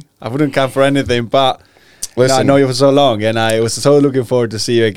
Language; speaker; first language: English; non-native, fluent; Italian